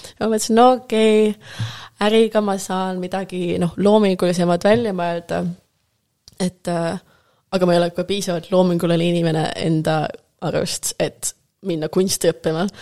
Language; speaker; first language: Estonian; non-native, local second language; Russian